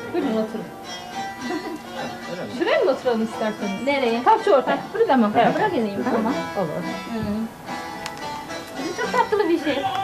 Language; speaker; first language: Turkish; non-native, fluent; Korean